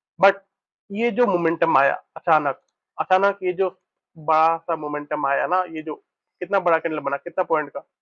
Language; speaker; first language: Hindi; non-native, local second language; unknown